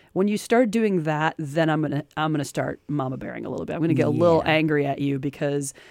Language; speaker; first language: English; native; English